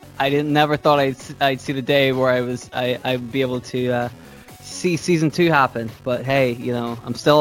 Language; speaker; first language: English; native; English